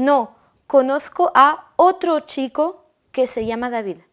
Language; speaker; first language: Spanish; non-native, fluent; French